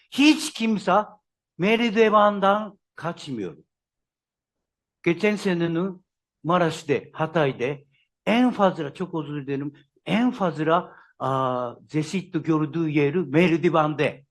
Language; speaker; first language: Turkish; non-native, learner; Japanese